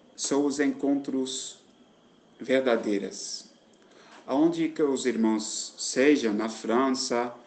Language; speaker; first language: Portuguese; non-native, fluent; Dutch